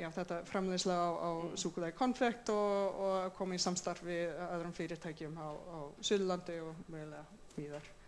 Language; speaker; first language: Icelandic; non-native, fluent; English